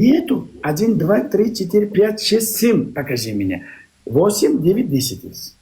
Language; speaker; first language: Russian; non-native, learner; Uzbek